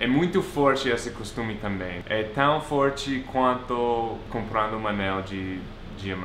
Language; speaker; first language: Portuguese; non-native, fluent; English